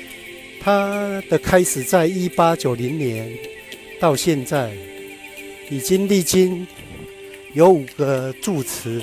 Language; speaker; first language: Chinese; native; Chinese